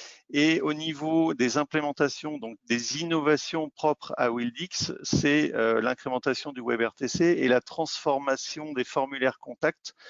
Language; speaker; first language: French; native; French